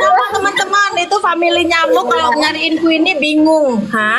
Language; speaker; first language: Indonesian; native; Indonesian